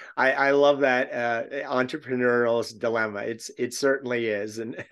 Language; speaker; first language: English; native; English